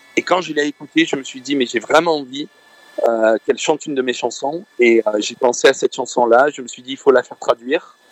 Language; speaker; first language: French; native; French